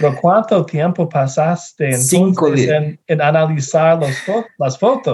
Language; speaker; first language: Spanish; non-native, fluent; English